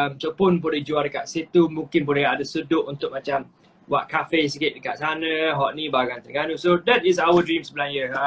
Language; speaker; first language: Malay; non-native, fluent; English